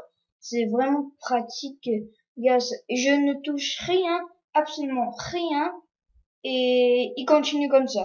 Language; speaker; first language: French; non-native, learner; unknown